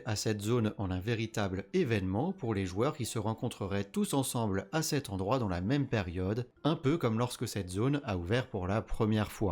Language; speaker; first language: French; native; French